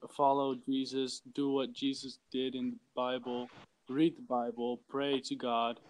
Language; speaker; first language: English; early bilingual, heritage; English